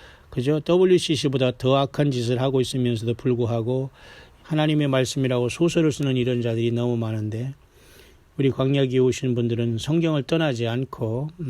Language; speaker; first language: Korean; native; Korean